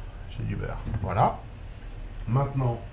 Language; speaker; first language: French; native; French